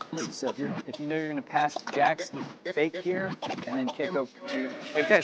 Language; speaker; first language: English; native; English